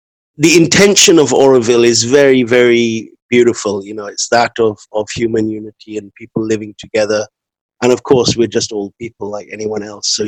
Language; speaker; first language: English; native; English